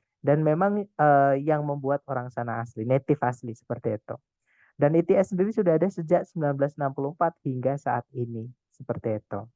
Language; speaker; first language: Indonesian; non-native, local second language; Javanese